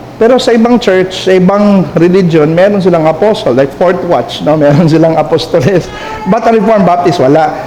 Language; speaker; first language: Filipino; non-native, local second language; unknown